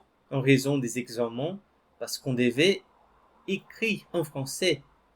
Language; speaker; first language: French; non-native, fluent; Portuguese